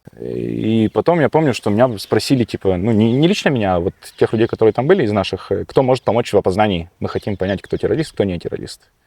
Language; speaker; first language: Russian; early bilingual, heritage; Russian